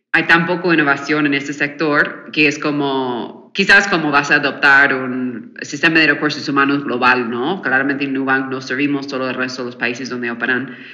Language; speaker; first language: Spanish; non-native, fluent; English